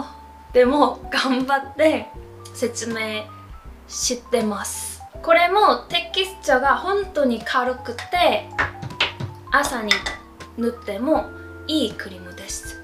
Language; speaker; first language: Japanese; non-native, fluent; Korean